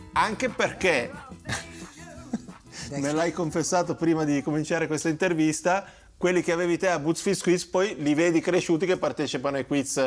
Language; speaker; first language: Italian; native; Italian